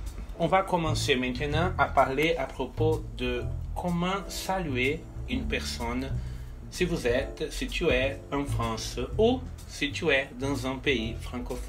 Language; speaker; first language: French; non-native, fluent; Portuguese